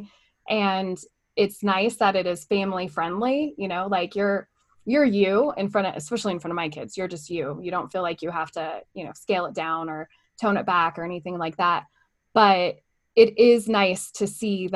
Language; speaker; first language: English; native; English